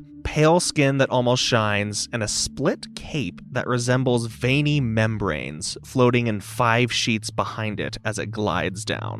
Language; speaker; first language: English; native; English